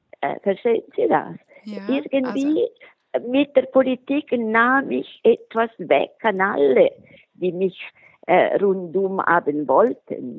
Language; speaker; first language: German; non-native, local second language; Italian